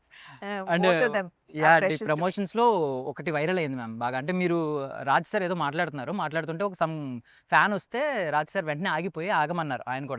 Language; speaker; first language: Telugu; native; Telugu